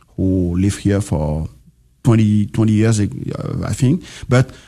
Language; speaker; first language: English; non-native, learner; French